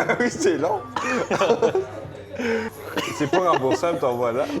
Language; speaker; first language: French; native; French